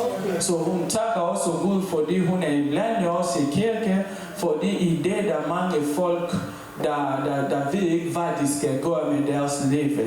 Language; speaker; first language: Danish; non-native, learner; French